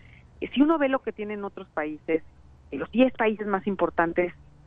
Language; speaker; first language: Spanish; native; Spanish